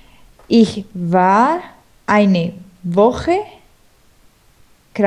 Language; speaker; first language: German; non-native, learner; Spanish